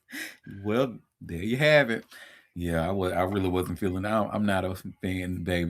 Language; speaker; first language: English; native; English